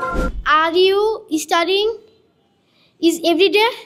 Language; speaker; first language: English; non-native, learner; Bangla